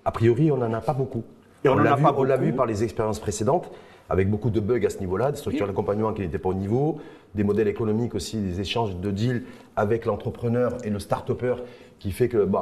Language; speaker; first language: French; non-native, local second language; Arabic